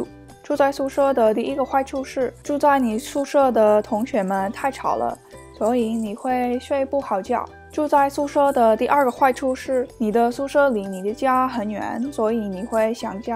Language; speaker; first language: Chinese; non-native, learner; English